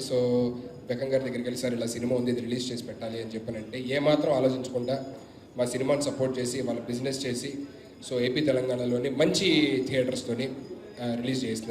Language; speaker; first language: Telugu; native; Telugu